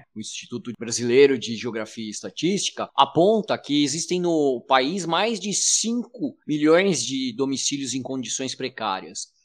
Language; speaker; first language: Portuguese; native; Portuguese